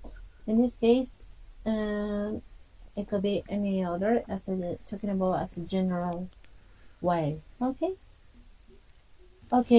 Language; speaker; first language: English; non-native, fluent; Spanish